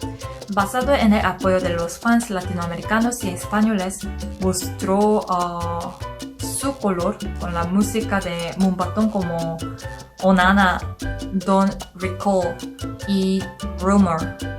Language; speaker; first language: Spanish; non-native, learner; Korean